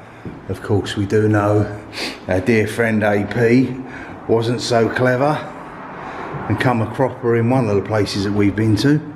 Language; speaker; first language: English; native; English